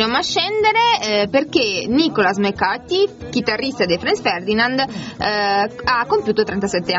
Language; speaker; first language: Italian; native; Italian